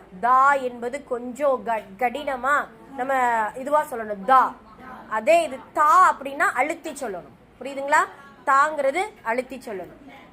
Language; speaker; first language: Tamil; native; Tamil